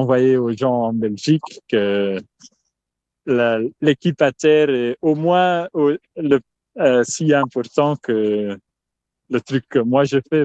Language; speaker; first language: French; non-native, local second language; Dutch